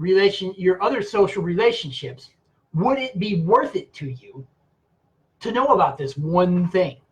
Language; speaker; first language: English; native; English